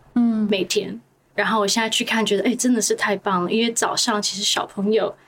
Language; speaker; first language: Chinese; early bilingual, other home language; Hebrew